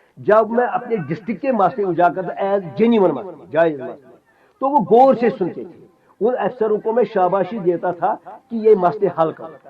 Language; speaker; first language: Urdu; non-native, local second language; Kashmiri